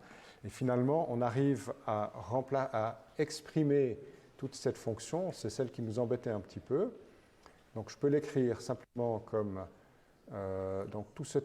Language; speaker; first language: French; native; French